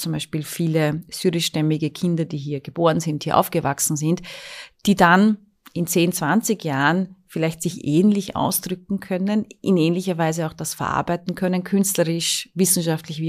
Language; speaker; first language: German; native; German